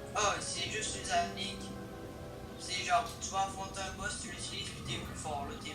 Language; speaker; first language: French; native; French